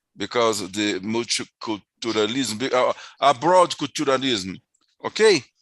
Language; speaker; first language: English; non-native, learner; Portuguese